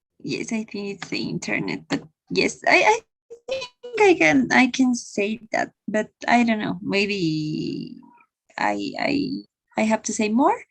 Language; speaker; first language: English; non-native, learner; Spanish